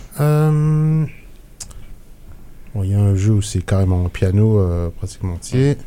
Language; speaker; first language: French; native; French